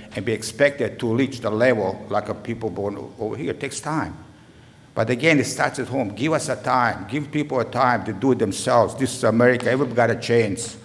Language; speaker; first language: English; non-native, learner; Serbian